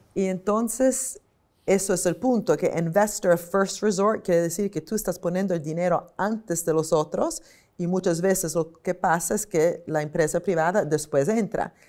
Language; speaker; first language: Spanish; non-native, fluent; Italian